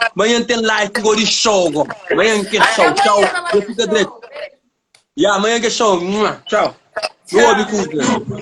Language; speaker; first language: Portuguese; non-native, learner; Kabuverdianu